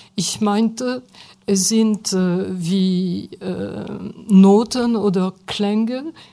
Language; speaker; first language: German; non-native, fluent; French